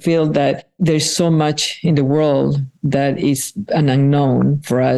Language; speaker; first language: English; non-native, fluent; Spanish